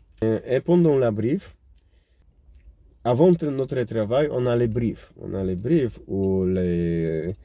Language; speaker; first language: French; non-native, learner; Polish